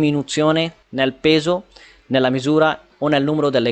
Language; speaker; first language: Italian; non-native, fluent; Punjabi